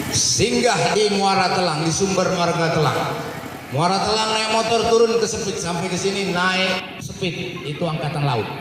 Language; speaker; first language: Indonesian; non-native, local second language; Buginese